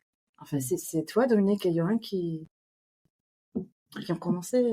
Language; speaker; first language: French; non-native, fluent; Norwegian